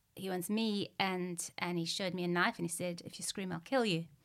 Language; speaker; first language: English; native; English